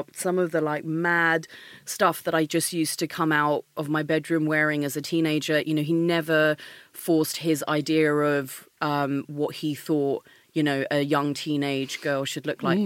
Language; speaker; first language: English; native; English